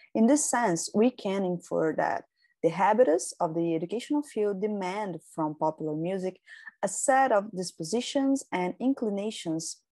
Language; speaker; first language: English; non-native, fluent; Portuguese